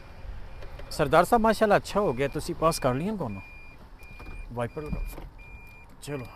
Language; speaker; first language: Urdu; non-native, local second language; Punjabi